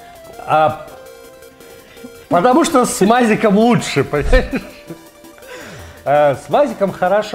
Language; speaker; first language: Russian; native; Russian